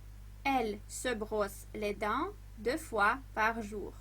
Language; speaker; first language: French; non-native, fluent; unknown